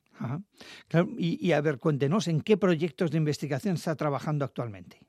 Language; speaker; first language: Spanish; native; Spanish